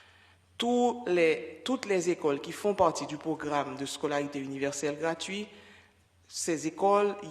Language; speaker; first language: French; non-native, local second language; Haitian Creole